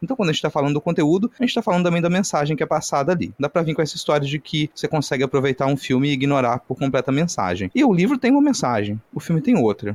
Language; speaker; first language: Portuguese; native; Portuguese